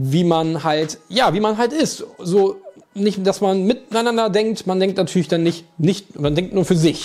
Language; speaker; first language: German; native; German